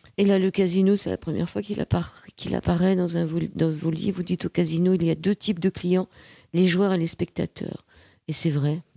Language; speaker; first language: French; native; French